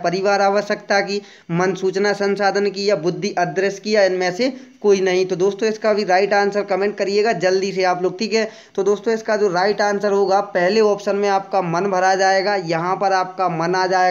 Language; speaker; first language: Hindi; native; Hindi